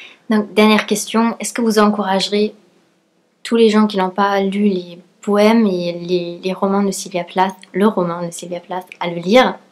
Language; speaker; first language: French; native; French